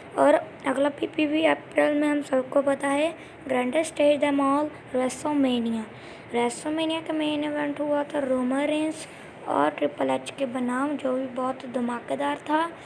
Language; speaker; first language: Hindi; non-native, local second language; Punjabi